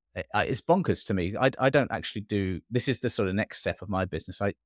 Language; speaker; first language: English; native; English